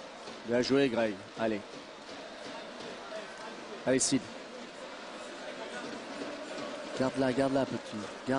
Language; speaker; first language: French; native; French